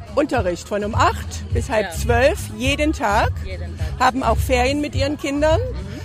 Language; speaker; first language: German; non-native, fluent; Arabic